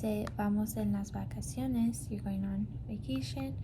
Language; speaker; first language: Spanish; non-native, learner; English